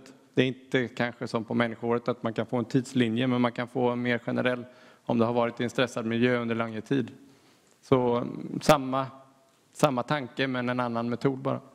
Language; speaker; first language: Swedish; native; Swedish